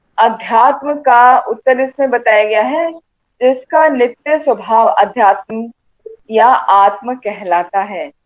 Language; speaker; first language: Hindi; native; Hindi